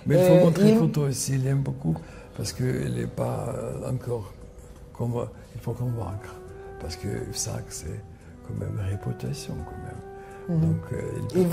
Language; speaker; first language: French; non-native, fluent; Russian